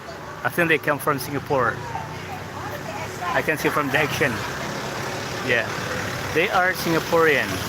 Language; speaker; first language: English; non-native, learner; Indonesian